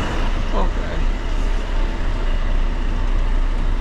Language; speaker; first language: English; non-native, learner; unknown